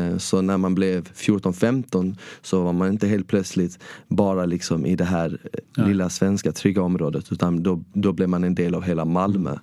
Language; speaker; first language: Swedish; early bilingual, other home language; Bosnian